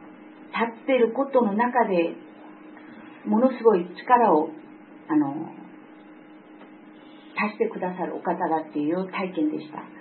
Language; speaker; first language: Japanese; non-native, fluent; Korean